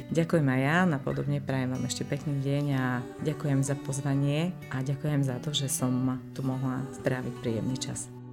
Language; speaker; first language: Slovak; non-native, local second language; Romany